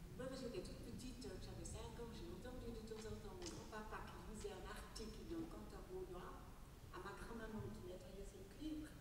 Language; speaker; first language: French; native; French